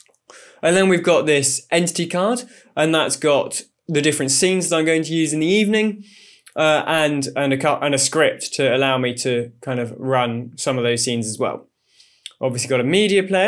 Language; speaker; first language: English; native; English